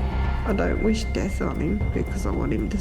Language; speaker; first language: English; native; English